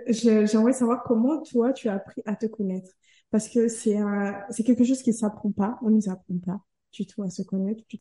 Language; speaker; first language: French; non-native, local second language; Ngazidja Comorian